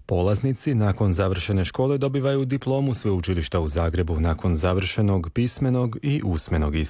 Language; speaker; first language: Serbian; native; Serbian